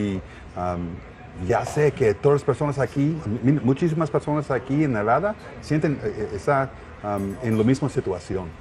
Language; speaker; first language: Spanish; non-native, learner; English